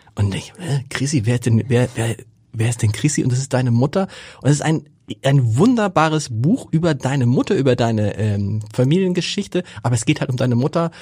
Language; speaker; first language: German; native; German